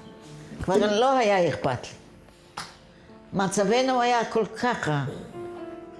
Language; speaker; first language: Hebrew; non-native, fluent; Yiddish